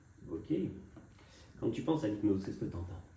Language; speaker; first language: French; native; French